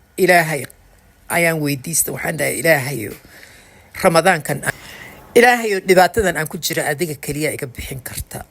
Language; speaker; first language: Somali; early bilingual, heritage; Somali